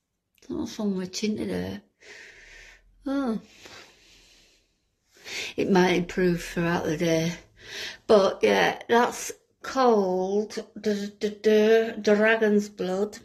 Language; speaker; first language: English; native; English